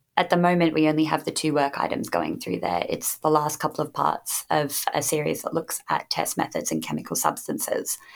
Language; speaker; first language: English; native; English